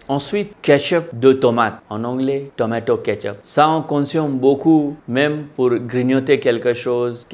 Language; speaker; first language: French; non-native, local second language; Hindi